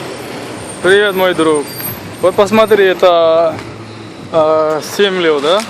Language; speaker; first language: Russian; non-native, learner; Sinhala